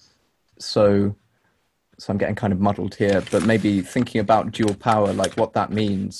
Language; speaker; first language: English; native; English